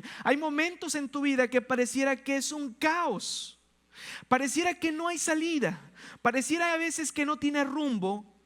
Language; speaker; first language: Spanish; native; Spanish